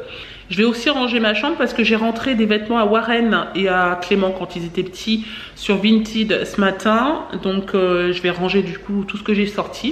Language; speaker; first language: French; native; French